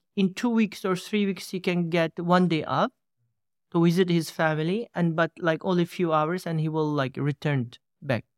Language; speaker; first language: English; non-native, fluent; Uyghur